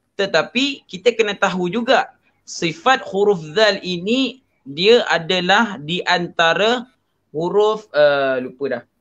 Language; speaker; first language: Malay; native; Malay